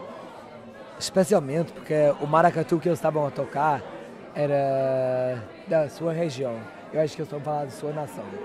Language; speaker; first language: Portuguese; non-native, fluent; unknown